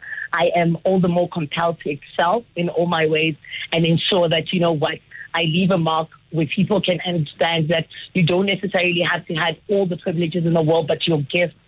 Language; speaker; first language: English; non-native, local second language; Northern Sotho